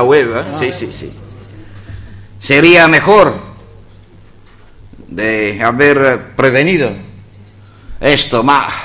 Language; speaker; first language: Spanish; non-native, learner; Greek